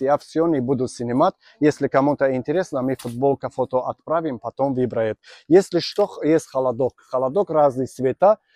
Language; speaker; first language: Russian; non-native, learner; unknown